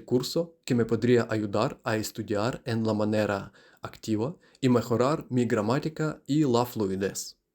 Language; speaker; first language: Spanish; non-native, learner; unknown